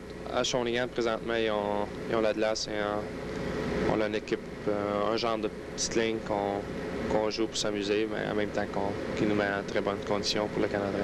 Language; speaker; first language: French; native; French